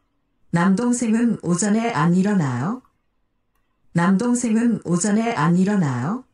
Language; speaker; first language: Korean; non-native, learner; Japanese